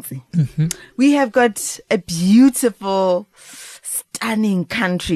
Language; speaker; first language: English; non-native, local second language; Xhosa